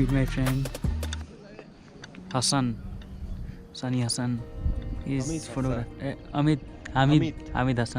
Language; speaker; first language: English; non-native, learner; Bangla